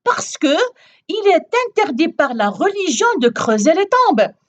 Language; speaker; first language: French; non-native, local second language; Arabic